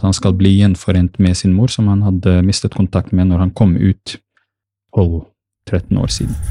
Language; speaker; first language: Norwegian; early bilingual, other home language; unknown